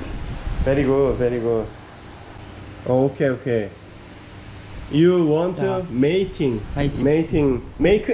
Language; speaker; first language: English; non-native, learner; Korean